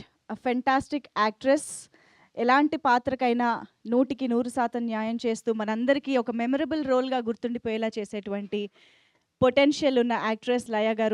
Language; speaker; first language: Telugu; native; Telugu